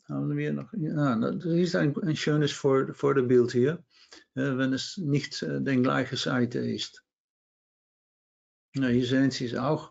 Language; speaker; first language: German; non-native, fluent; Dutch